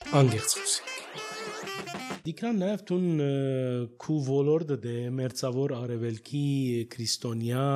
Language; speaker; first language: Armenian; early bilingual, heritage; Armenian